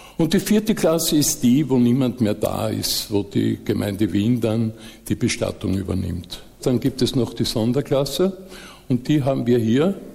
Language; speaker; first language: German; native; German